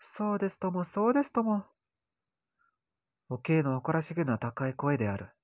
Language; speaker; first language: Japanese; non-native, learner; Indonesian